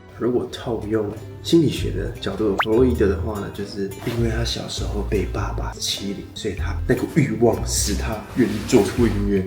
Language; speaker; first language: Chinese; native; Chinese